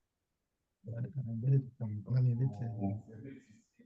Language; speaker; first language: French; non-native, local second language; Rundi